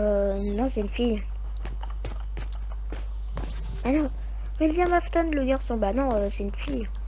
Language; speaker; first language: French; native; French